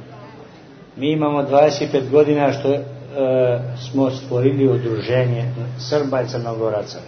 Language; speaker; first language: Serbian; early bilingual, heritage; Serbian